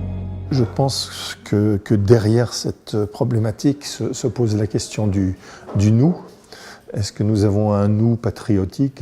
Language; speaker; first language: French; non-native, local second language; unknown